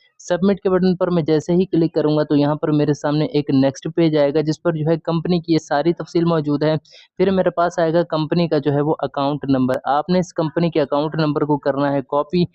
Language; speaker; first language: Urdu; non-native, local second language; Punjabi